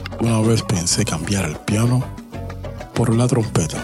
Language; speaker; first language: French; non-native, learner; Spanish